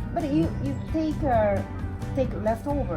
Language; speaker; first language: English; non-native, learner; Japanese